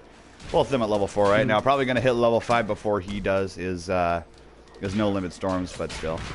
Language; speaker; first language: English; native; English